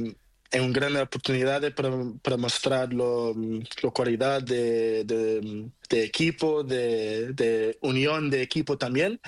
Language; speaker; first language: Spanish; non-native, learner; Portuguese